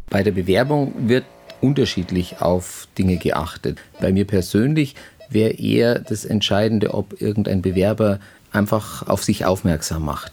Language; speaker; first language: German; native; German